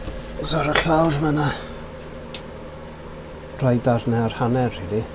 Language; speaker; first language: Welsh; non-native, local second language; English